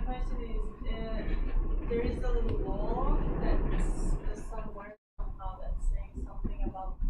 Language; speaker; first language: English; non-native, learner; Portuguese